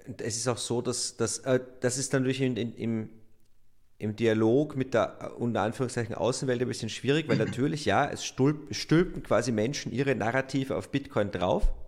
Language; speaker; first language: German; native; German